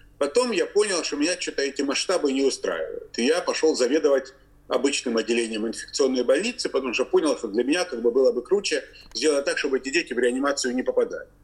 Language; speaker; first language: Russian; native; Russian